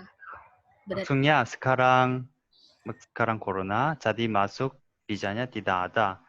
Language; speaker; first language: Indonesian; non-native, learner; Korean